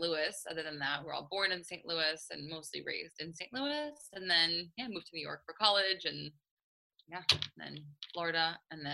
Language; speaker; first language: English; native; English